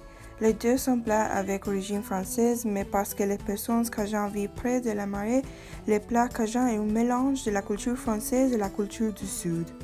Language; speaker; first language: French; non-native, learner; English